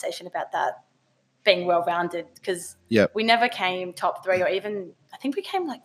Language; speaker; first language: English; native; English